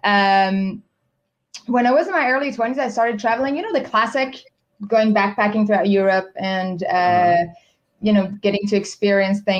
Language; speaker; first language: English; non-native, fluent; French